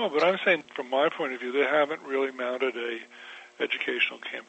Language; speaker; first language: English; native; English